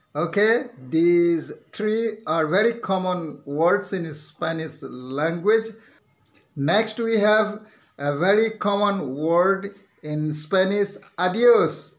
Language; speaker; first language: English; non-native, local second language; Assamese